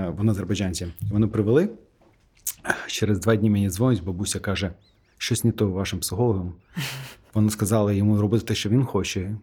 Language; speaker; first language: Ukrainian; non-native, fluent; Azerbaijani